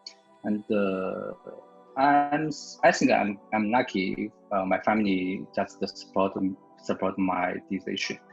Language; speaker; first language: English; non-native, learner; Chinese